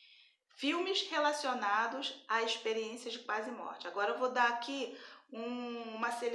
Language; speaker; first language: Portuguese; native; Portuguese